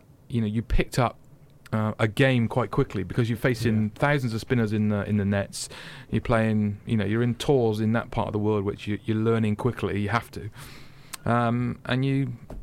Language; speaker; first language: English; native; English